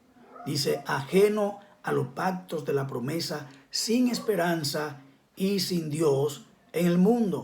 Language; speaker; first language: Spanish; native; Spanish